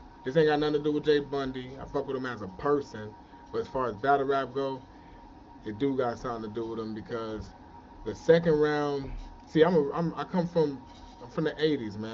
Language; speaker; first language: English; native; English